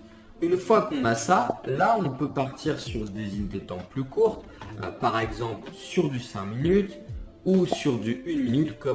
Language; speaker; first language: French; native; French